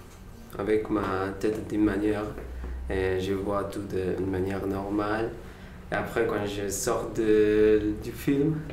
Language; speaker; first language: French; non-native, learner; Spanish